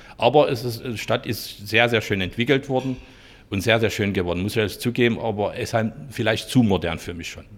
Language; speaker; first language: German; non-native, fluent; Hungarian